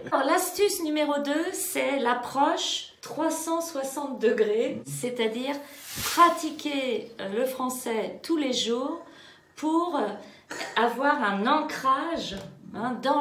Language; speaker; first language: French; native; French